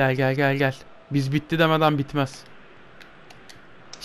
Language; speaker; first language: Turkish; native; Turkish